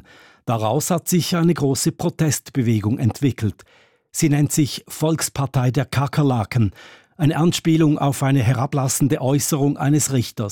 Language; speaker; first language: German; native; German